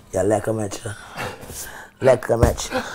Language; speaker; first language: Dutch; non-native, fluent; Papiamento